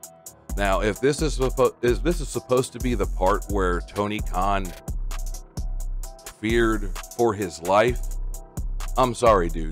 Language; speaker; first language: English; native; English